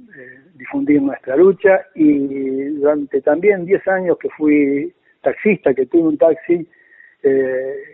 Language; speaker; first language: Spanish; native; Spanish